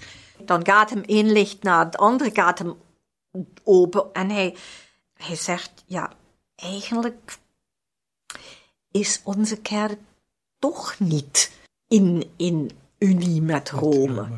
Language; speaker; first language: Dutch; non-native, fluent; German